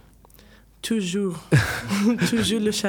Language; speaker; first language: French; non-native, learner; English